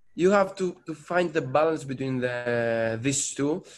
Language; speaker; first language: English; non-native, learner; Greek